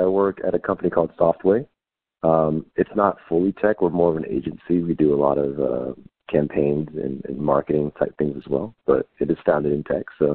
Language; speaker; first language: English; native; English